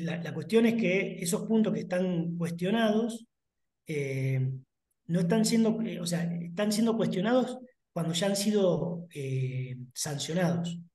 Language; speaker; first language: Spanish; native; Spanish